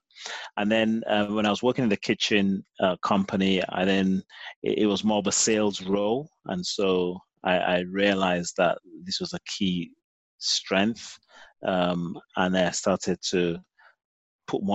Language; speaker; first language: English; native; English